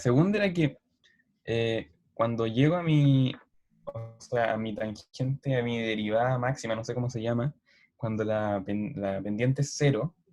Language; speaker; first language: Spanish; native; Spanish